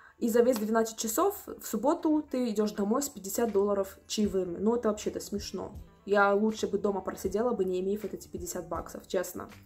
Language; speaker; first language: Russian; native; Russian